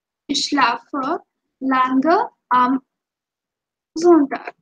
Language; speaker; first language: German; non-native, fluent; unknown